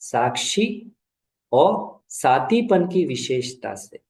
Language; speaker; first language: Hindi; non-native, local second language; Kannada